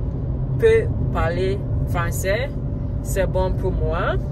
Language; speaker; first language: French; non-native, learner; Akan